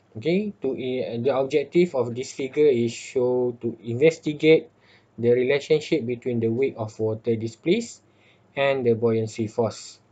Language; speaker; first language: English; non-native, local second language; Malay